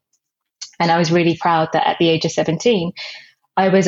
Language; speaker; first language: English; native; English